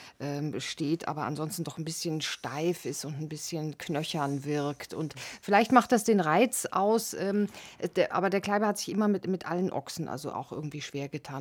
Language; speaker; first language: German; native; German